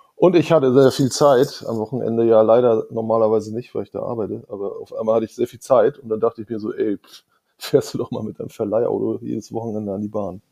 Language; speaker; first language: German; native; German